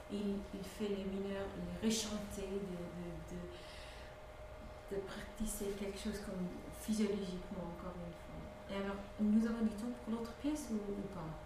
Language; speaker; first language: French; non-native, fluent; English